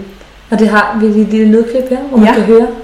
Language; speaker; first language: Danish; native; Danish